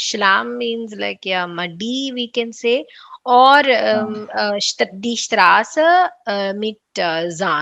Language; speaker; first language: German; non-native, fluent; Tamil